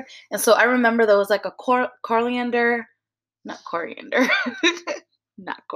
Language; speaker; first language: English; early bilingual, other home language; Spanish